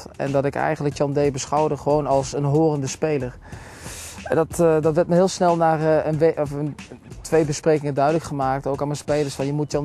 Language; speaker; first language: Dutch; native; Dutch